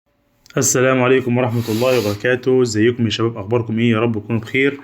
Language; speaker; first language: Arabic; native; Arabic